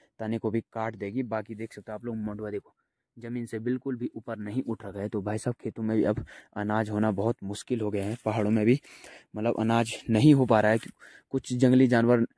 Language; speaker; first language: Hindi; native; Hindi